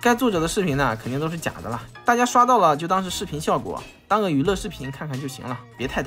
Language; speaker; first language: Chinese; native; Chinese